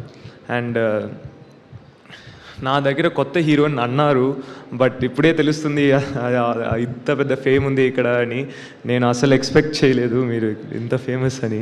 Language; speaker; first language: Telugu; non-native, learner; Tamil